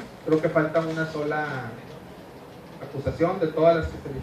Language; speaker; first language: Spanish; native; Spanish